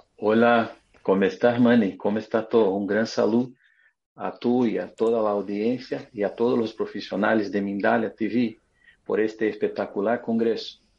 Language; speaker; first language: Spanish; non-native, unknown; Portuguese